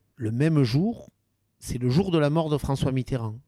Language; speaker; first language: French; native; French